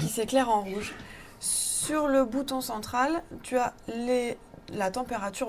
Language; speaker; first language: French; native; French